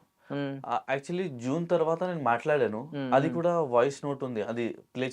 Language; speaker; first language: Telugu; non-native, local second language; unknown